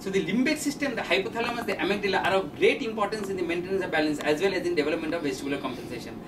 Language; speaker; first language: English; non-native, local second language; Bangla